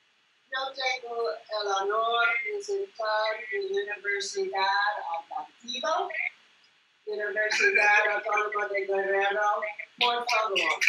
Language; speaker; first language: Spanish; non-native, learner; English